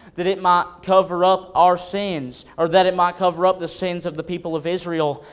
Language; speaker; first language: English; native; English